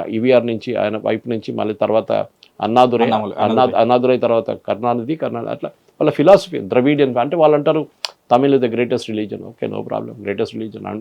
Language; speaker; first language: Telugu; non-native, fluent; Malayalam